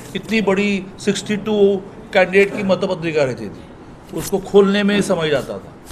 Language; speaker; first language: Hindi; non-native, local second language; Marathi